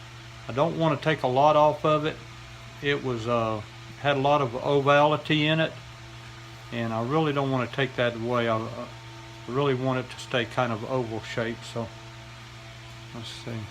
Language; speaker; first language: English; native; English